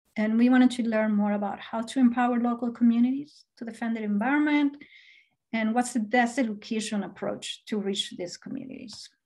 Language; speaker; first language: English; non-native, fluent; Spanish